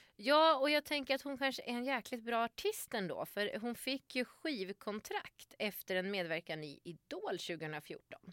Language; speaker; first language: Swedish; native; Swedish